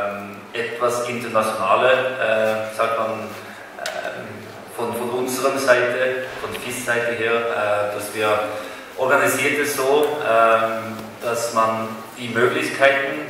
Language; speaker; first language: German; non-native, fluent; Norwegian